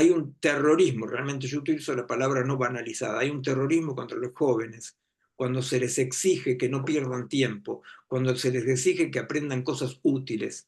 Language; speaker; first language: Spanish; native; Spanish